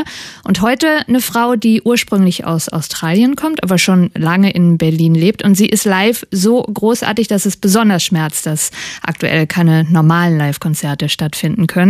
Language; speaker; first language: German; native; German